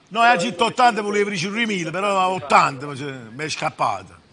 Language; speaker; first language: Italian; native; Italian